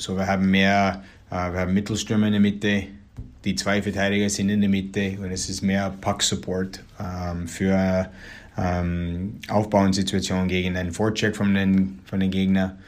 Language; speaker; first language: German; non-native, learner; English